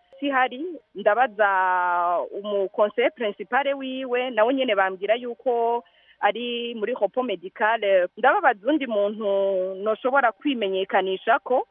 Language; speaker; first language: Rundi; native; Rundi